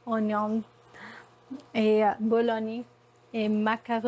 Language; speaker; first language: French; non-native, learner; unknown